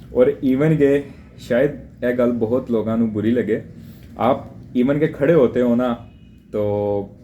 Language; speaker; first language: Urdu; non-native, local second language; Punjabi